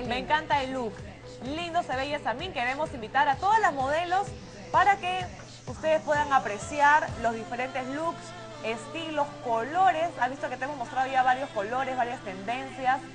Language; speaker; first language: Spanish; native; Spanish